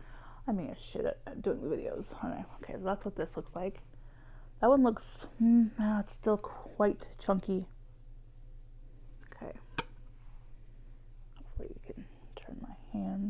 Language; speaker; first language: English; native; English